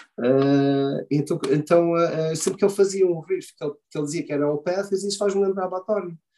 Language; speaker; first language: Portuguese; early bilingual, heritage; Portuguese